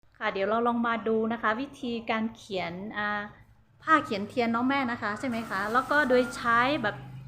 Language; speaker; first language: Thai; non-native, local second language; Hmong